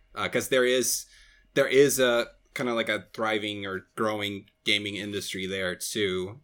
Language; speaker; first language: English; non-native, fluent; Portuguese